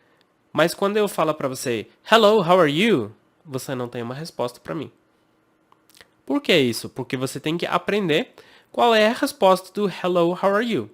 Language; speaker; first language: Portuguese; non-native, fluent; English